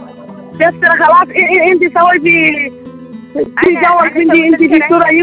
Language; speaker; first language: Arabic; non-native, learner; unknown